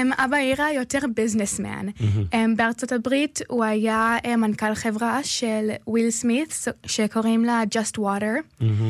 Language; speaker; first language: Hebrew; early bilingual, other home language; English